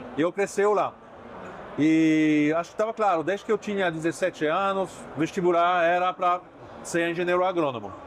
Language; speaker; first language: Portuguese; non-native, fluent; French